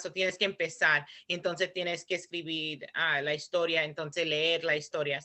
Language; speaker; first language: Spanish; early bilingual, heritage; Spanish